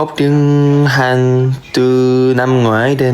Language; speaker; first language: Vietnamese; non-native, learner; Korean